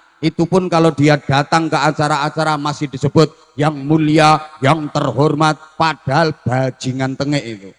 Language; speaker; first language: Indonesian; non-native, local second language; Javanese